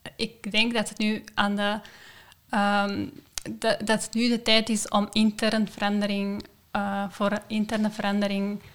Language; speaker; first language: Dutch; non-native, fluent; Persian